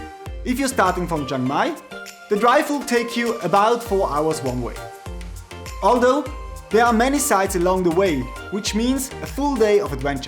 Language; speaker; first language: English; non-native, fluent; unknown